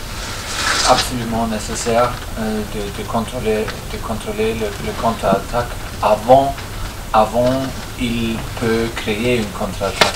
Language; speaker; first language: French; non-native, fluent; German